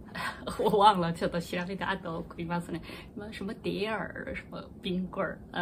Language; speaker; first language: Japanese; non-native, fluent; Chinese